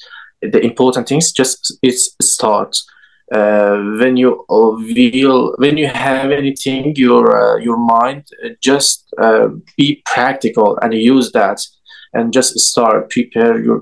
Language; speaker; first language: English; non-native, learner; Persian